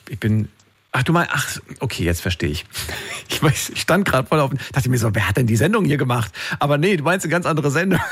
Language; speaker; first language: German; native; German